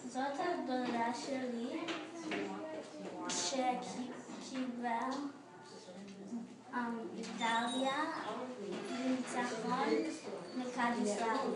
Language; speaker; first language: Hebrew; non-native, learner; English